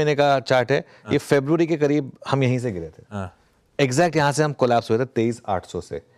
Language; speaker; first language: Hindi; native; Hindi